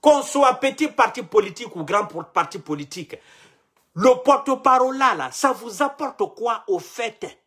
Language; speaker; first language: French; non-native, local second language; Mandingo